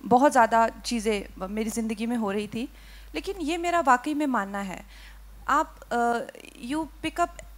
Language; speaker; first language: Hindi; native; Hindi